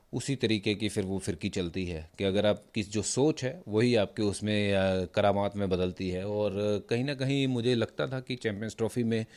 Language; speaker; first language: Hindi; non-native, local second language; Punjabi